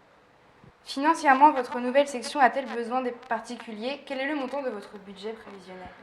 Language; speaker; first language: French; native; French